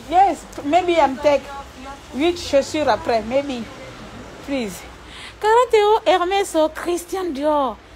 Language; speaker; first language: English; non-native, learner; French